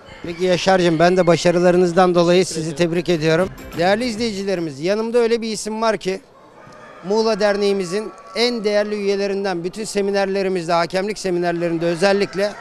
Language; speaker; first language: Turkish; native; Turkish